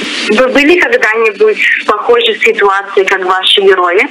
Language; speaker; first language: Russian; early bilingual, heritage; Russian